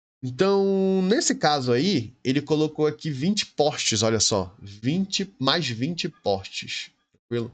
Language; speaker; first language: Portuguese; native; Portuguese